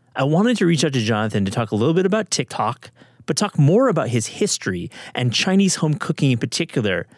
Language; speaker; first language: English; native; English